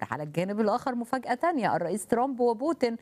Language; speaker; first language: Arabic; native; Arabic